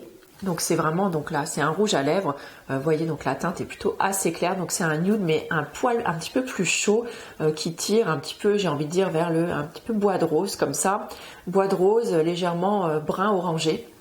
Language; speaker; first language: French; native; French